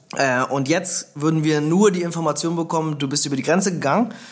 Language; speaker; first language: German; native; German